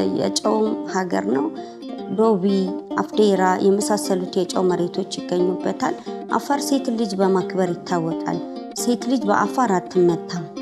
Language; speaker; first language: Amharic; non-native, local second language; Afar